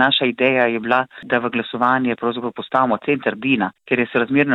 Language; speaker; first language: Slovenian; native; Slovenian